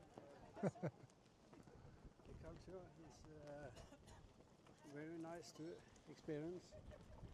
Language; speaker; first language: English; non-native, fluent; Norwegian